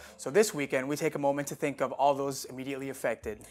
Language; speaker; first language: English; early bilingual, other home language; Spanish